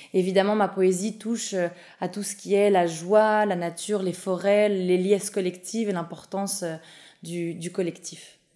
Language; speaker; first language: French; native; French